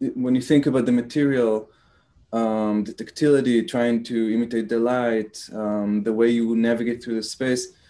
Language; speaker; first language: English; non-native, fluent; Hebrew